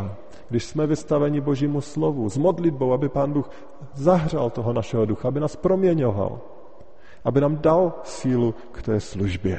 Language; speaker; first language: Czech; native; Czech